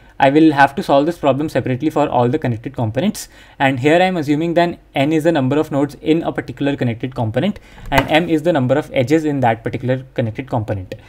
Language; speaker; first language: English; non-native, local second language; Hindi